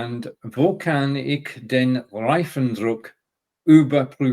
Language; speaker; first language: German; non-native, learner; English